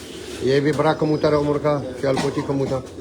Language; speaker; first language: Hindi; non-native, learner; Arabic